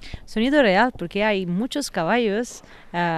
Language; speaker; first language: Spanish; non-native, fluent; Italian